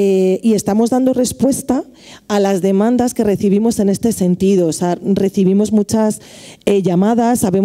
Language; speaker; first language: Spanish; native; Spanish